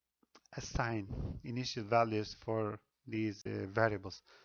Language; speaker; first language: English; non-native, fluent; Turkish